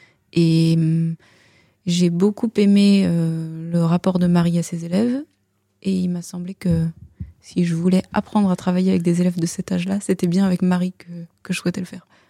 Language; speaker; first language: French; native; French